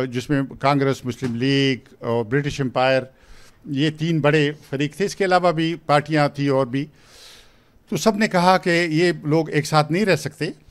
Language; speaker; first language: Urdu; non-native, local second language; Pashto